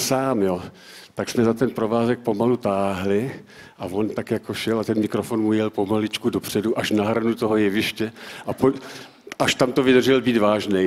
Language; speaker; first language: Czech; native; Czech